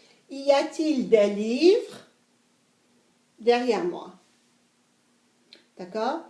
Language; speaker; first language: French; non-native, fluent; English